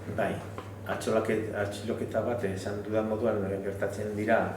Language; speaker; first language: Basque; native; Basque